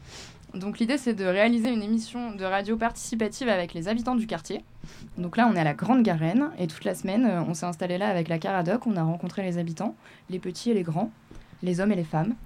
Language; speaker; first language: French; native; French